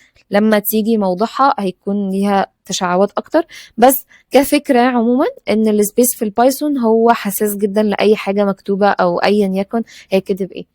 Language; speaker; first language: Arabic; native; Arabic